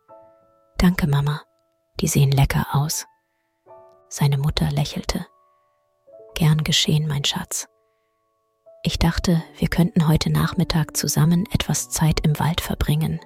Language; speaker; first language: German; native; German